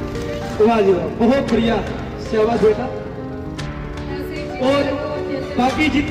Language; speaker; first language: Hindi; native; Hindi